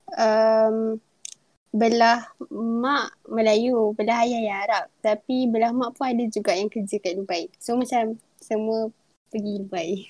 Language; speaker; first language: Malay; native; Malay